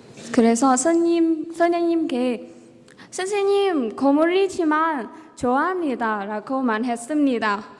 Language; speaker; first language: Korean; non-native, learner; Vietnamese